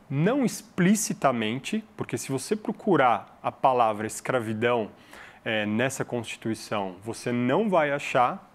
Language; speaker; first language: Portuguese; early bilingual, other home language; Arabic